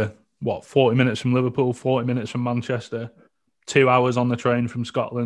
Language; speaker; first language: English; native; English